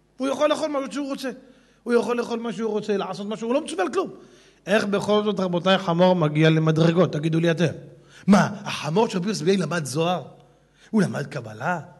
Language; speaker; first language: Hebrew; native; Hebrew